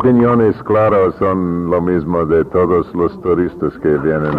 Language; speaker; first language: Spanish; non-native, learner; English